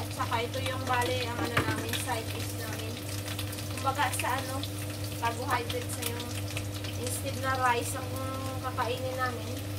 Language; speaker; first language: Filipino; native; Filipino